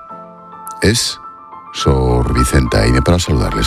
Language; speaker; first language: Spanish; native; Spanish